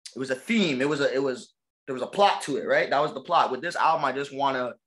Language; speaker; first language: English; native; English